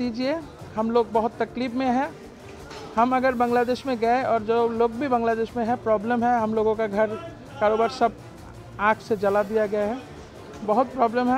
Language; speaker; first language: Hindi; non-native, fluent; Bangla